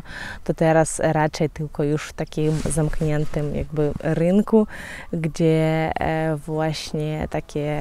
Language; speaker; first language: Polish; non-native, fluent; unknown